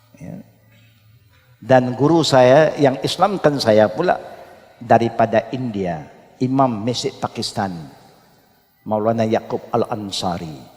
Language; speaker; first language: Malay; non-native, local second language; Chinese